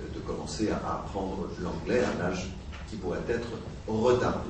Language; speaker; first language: French; native; French